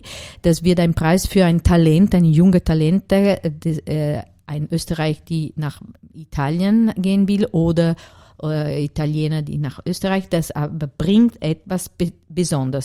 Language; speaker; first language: German; non-native, fluent; Italian